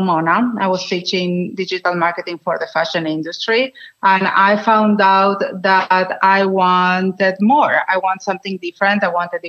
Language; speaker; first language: English; non-native, fluent; Spanish